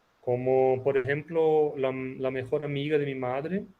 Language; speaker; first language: Spanish; non-native, fluent; Portuguese